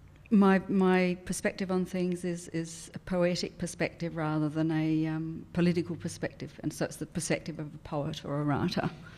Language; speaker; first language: English; native; English